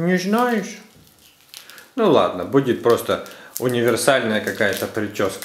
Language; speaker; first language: Russian; native; Russian